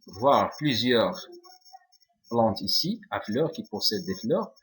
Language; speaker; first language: French; non-native, local second language; Arabic